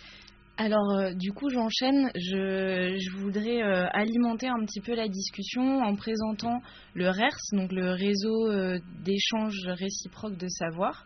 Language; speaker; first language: French; native; French